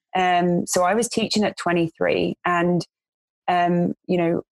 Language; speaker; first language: English; native; English